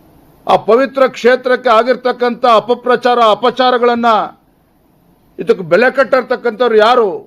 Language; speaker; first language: Kannada; native; Kannada